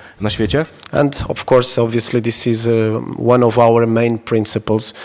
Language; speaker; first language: English; non-native, fluent; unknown